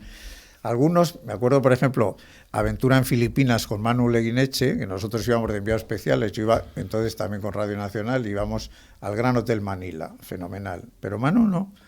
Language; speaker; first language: Spanish; native; Spanish